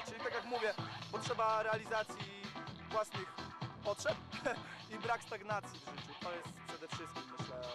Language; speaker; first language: Polish; native; Polish